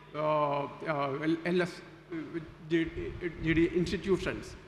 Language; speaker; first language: English; non-native, local second language; Malayalam